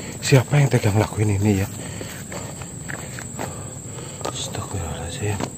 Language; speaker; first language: Indonesian; native; Indonesian